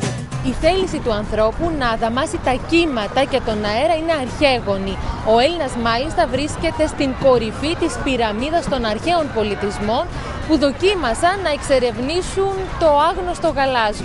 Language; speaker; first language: Greek; native; Greek